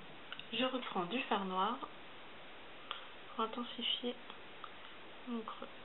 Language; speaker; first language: French; native; French